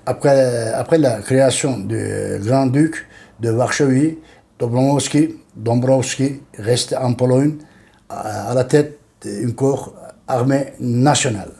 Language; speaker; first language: French; non-native, learner; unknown